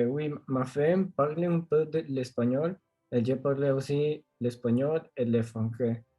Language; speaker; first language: French; non-native, learner; Spanish